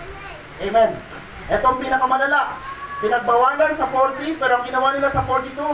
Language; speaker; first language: Filipino; native; Filipino